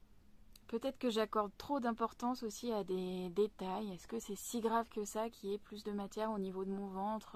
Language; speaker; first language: French; native; French